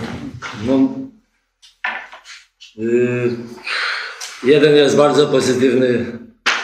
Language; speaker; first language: Polish; non-native, fluent; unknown